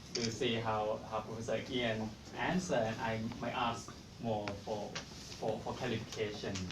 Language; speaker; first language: English; non-native, fluent; Thai